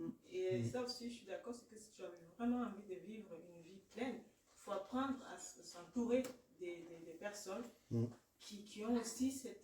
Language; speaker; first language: French; native; French